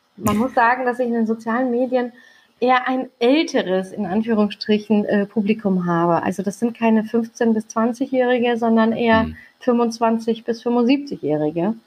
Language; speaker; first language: German; early bilingual, other home language; Turkish